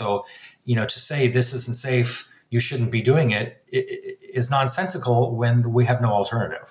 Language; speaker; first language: English; native; English